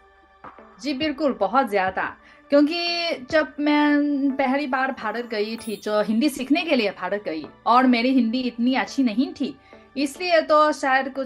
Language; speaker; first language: Hindi; non-native, learner; Chinese